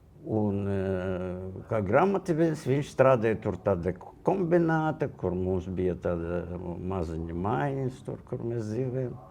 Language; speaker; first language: Latvian; non-native, local second language; Russian